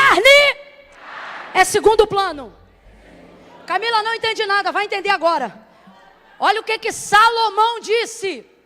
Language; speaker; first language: Portuguese; native; Portuguese